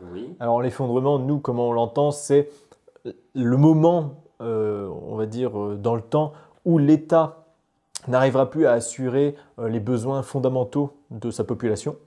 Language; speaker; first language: French; native; French